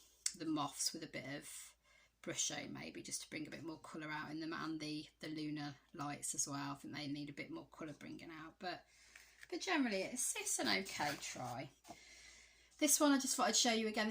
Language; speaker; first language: English; native; English